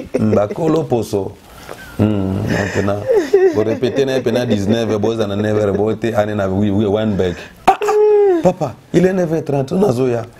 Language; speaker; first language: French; non-native, local second language; Lingala